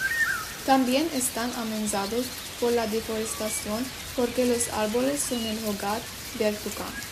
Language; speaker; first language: Spanish; non-native, learner; English